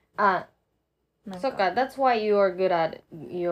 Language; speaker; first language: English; non-native, learner; Japanese